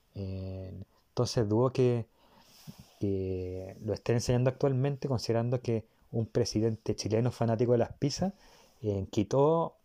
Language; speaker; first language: Spanish; native; Spanish